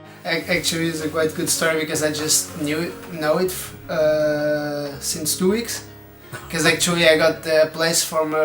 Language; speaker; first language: English; non-native, learner; Portuguese